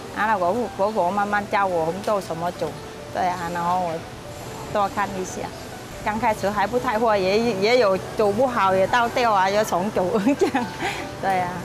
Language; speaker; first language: Chinese; non-native, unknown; Vietnamese